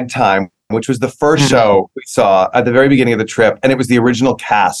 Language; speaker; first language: English; native; English